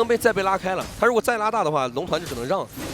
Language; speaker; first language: Chinese; native; Chinese